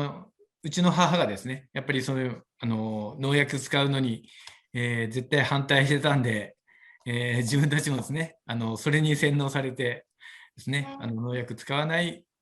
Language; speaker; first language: Japanese; native; Japanese